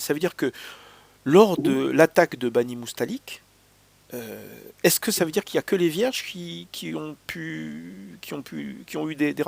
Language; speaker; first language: French; native; French